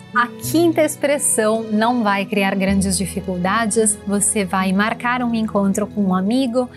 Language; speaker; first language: Portuguese; non-native, fluent; Italian